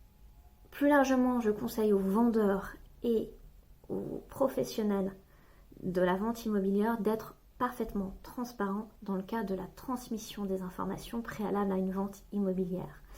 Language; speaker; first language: French; native; French